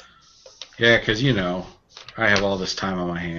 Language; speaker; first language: English; native; English